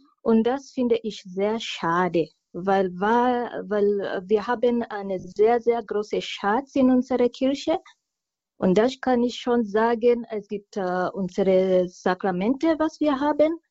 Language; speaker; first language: German; non-native, fluent; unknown